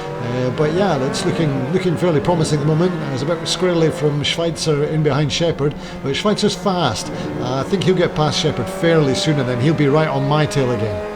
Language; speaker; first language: English; native; English